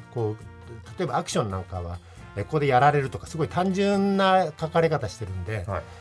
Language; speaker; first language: Japanese; native; Japanese